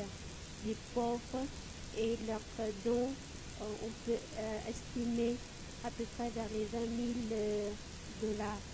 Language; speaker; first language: French; non-native, fluent; Vietnamese